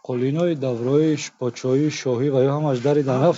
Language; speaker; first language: Persian; native; Persian